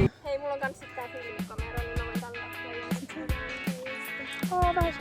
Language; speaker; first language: Finnish; native; Finnish